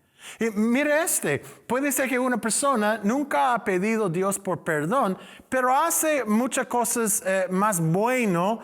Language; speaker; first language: Spanish; non-native, learner; English